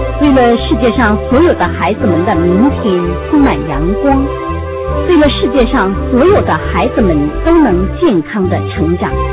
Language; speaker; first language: Chinese; native; Chinese